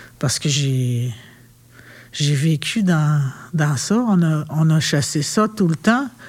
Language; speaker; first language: French; non-native, local second language; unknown